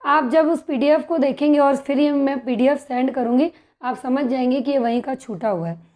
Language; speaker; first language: Hindi; native; Hindi